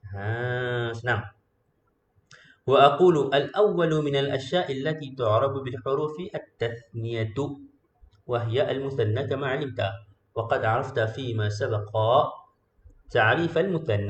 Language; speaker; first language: Arabic; non-native, fluent; Malay